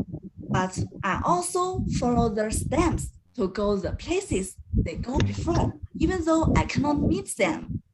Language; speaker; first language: English; non-native, learner; Chinese